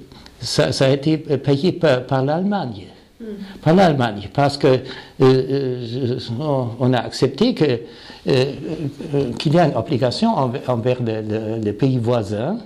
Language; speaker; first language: French; non-native, fluent; German